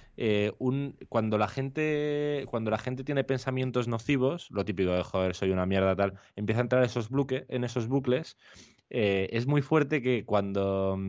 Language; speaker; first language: Spanish; native; Spanish